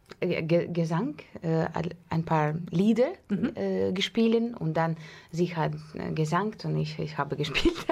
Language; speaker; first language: German; non-native, fluent; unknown